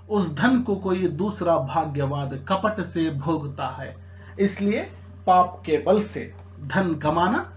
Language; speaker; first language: Hindi; non-native, local second language; Telugu